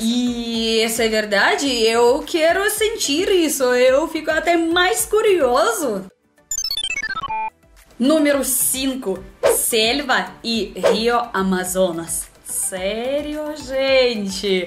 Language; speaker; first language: Portuguese; non-native, learner; Russian